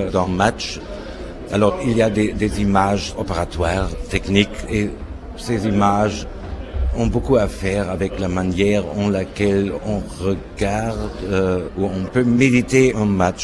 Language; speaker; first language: French; non-native, fluent; German